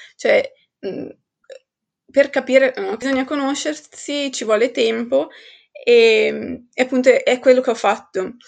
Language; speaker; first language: Italian; early bilingual, other home language; Arabic